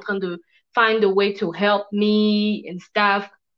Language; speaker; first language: English; non-native, fluent; French